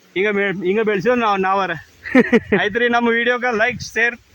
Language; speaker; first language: Kannada; non-native, local second language; Telugu